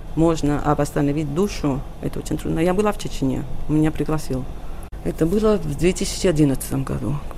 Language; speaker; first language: Russian; non-native, fluent; Catalan